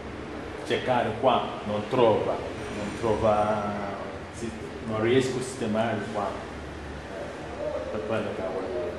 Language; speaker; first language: Italian; non-native, learner; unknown